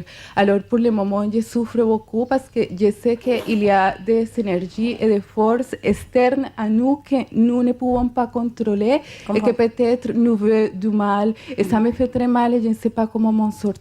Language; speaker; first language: French; non-native, fluent; Spanish